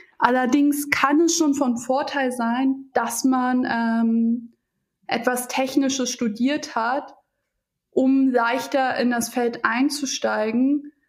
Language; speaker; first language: German; early bilingual, other home language; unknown